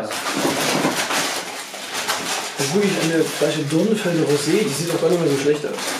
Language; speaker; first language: German; native; German